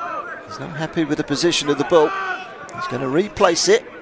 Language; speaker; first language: English; native; English